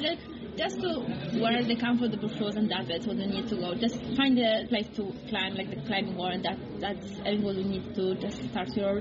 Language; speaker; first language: English; non-native, fluent; Polish